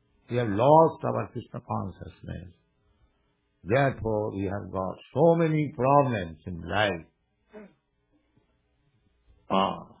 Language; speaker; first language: English; non-native, local second language; Bangla